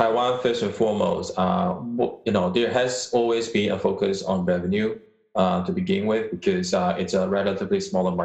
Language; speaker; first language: English; non-native, local second language; Chinese